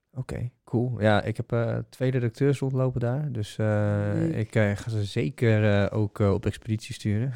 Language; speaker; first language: Dutch; non-native, fluent; Bulgarian